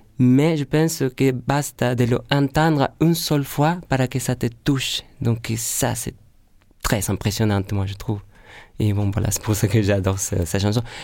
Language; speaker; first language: French; non-native, fluent; Spanish